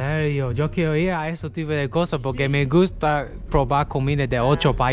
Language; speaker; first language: Spanish; non-native, learner; English